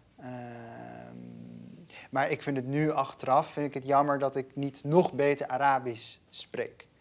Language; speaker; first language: Dutch; native; Dutch